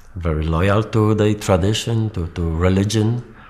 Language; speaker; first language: English; non-native, fluent; Polish